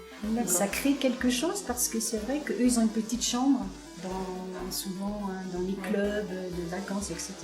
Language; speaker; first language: French; native; French